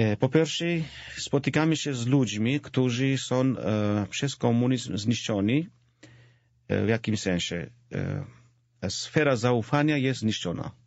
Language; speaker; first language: Polish; non-native, fluent; Georgian